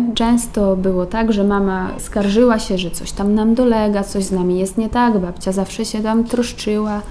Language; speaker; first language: Polish; native; Polish